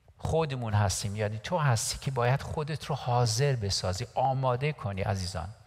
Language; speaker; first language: Persian; non-native, local second language; Armenian